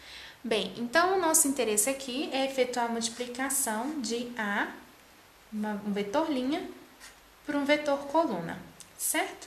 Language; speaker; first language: Portuguese; native; Portuguese